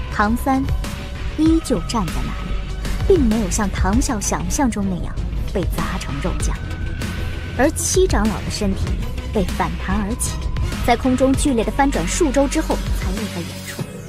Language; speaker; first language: Chinese; native; Chinese